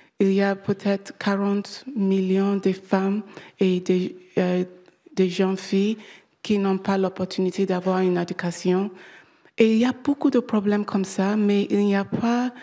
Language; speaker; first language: French; non-native, learner; English